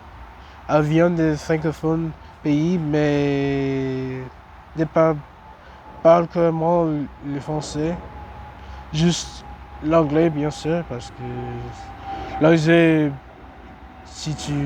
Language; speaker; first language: French; non-native, learner; English